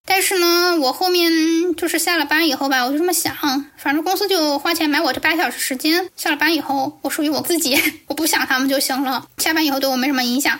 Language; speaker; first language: Chinese; native; Chinese